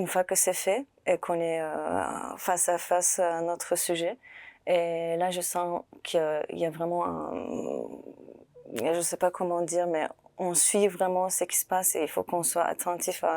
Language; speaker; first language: French; non-native, fluent; Turkish